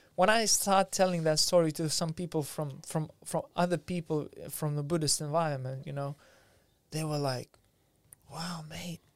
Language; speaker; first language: English; non-native, fluent; Lithuanian